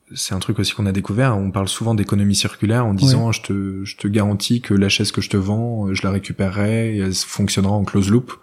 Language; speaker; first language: French; native; French